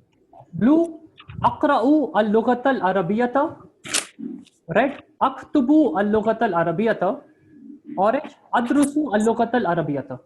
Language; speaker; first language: Arabic; non-native, fluent; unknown